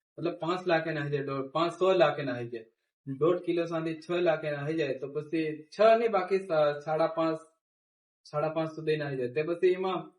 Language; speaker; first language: Gujarati; non-native, local second language; Bhili